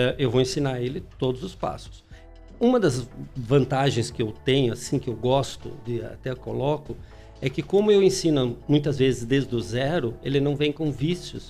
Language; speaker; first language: Portuguese; early bilingual, other home language; Spanish